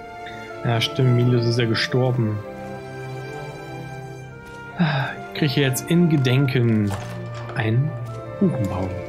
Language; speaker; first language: German; native; German